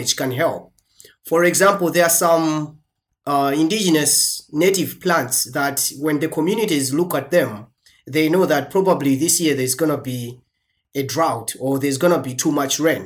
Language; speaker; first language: English; non-native, local second language; Nyanja